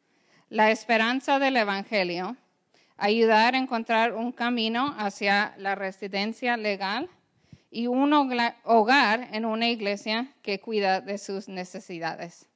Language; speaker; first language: Spanish; early bilingual, heritage; English